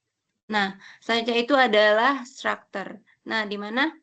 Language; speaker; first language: Indonesian; native; Indonesian